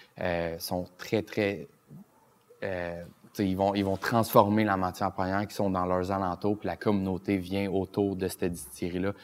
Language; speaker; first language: French; native; French